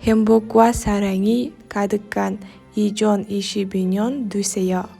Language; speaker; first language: Korean; non-native, fluent; Kazakh